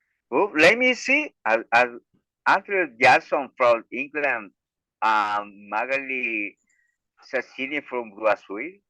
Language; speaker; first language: English; non-native, learner; Spanish